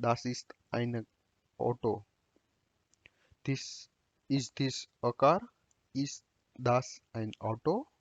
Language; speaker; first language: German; non-native, learner; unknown